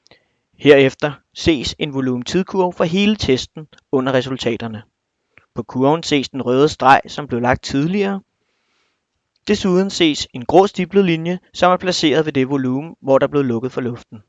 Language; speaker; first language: Danish; native; Danish